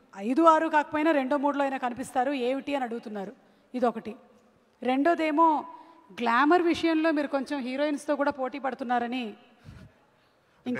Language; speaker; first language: Telugu; native; Telugu